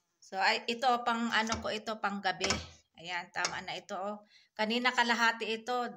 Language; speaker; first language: Filipino; non-native, local second language; Iloko